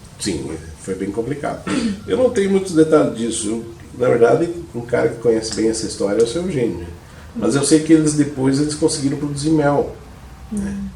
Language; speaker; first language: Portuguese; native; Portuguese